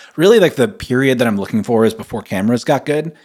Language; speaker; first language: English; native; English